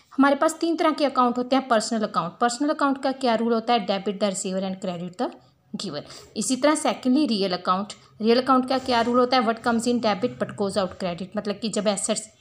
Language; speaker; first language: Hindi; non-native, local second language; Punjabi